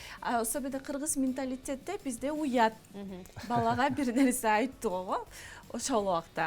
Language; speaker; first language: Kyrgyz; non-native, local second language; Russian